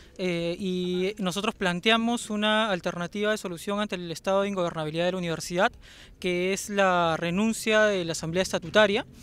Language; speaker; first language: Spanish; native; Spanish